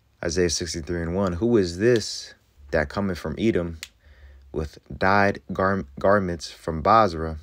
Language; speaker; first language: English; native; English